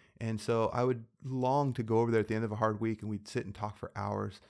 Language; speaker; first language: English; native; English